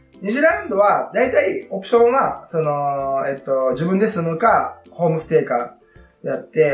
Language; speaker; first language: Japanese; native; Japanese